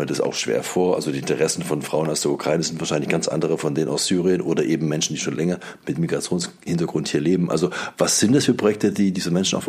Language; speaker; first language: German; native; German